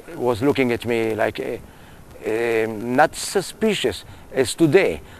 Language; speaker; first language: English; non-native, fluent; Hebrew